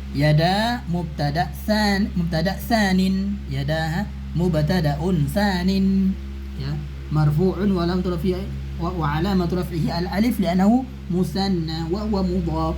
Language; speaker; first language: Arabic; non-native, fluent; Indonesian